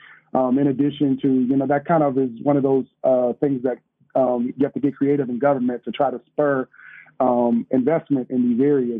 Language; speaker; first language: English; native; English